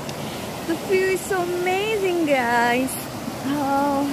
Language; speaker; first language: English; non-native, learner; Indonesian